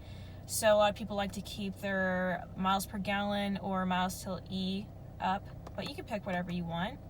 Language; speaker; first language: English; native; English